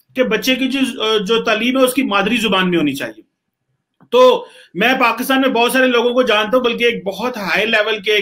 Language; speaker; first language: Urdu; non-native, local second language; Punjabi